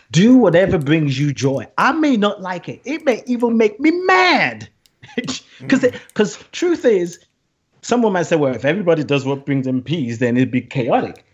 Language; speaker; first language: English; non-native, local second language; Yoruba